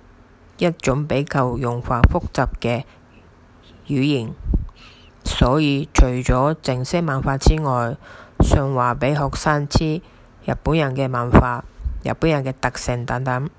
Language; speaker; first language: Chinese; non-native, fluent; Japanese